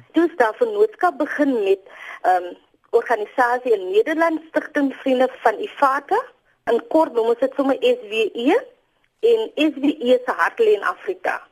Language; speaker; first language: Afrikaans; native; Afrikaans